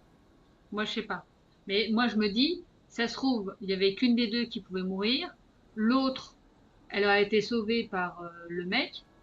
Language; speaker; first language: French; native; French